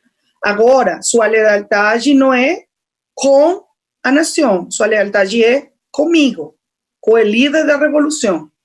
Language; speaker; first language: Portuguese; non-native, fluent; Spanish